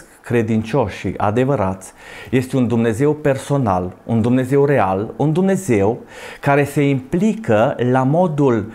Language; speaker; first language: Romanian; native; Romanian